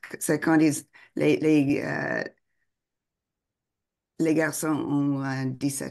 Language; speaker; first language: French; non-native, fluent; English